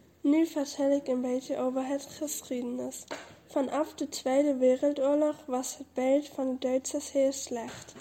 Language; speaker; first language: Dutch; non-native, learner; German